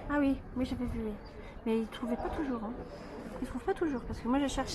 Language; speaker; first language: French; native; French